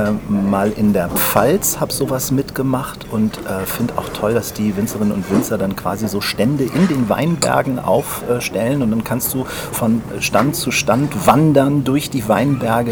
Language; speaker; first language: German; native; German